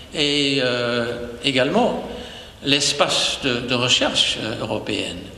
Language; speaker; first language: French; non-native, fluent; English